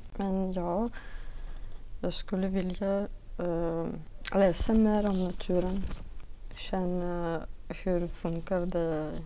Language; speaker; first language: Swedish; non-native, fluent; Russian